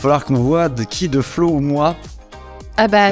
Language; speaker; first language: French; native; French